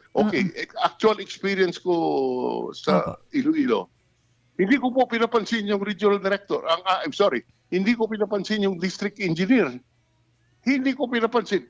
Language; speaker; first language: Filipino; non-native, local second language; Hiligaynon